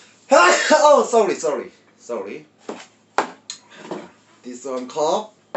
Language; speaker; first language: English; non-native, learner; Korean